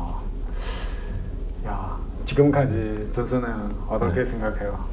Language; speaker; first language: Korean; non-native, learner; Chinese